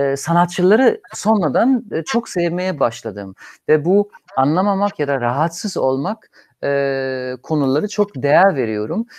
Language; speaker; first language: Turkish; non-native, fluent; German